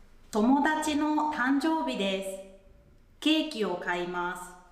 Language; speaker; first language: Japanese; non-native, learner; English